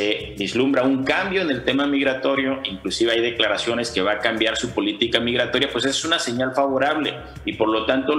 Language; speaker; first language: Spanish; native; Spanish